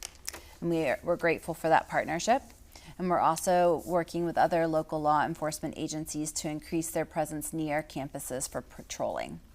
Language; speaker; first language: English; native; English